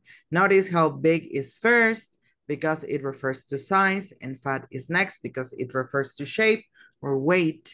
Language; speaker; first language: English; non-native, fluent; Spanish